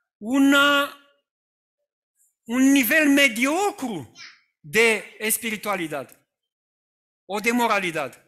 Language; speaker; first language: Spanish; non-native, fluent; Romanian